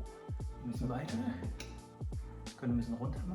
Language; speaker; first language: German; native; German